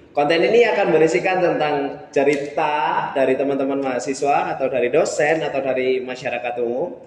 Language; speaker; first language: Indonesian; native; Indonesian